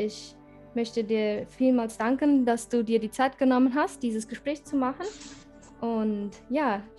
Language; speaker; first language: German; early bilingual, heritage; German